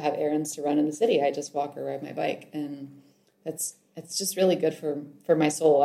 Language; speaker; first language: English; native; English